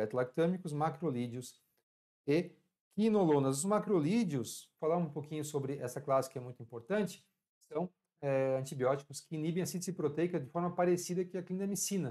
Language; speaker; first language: Portuguese; native; Portuguese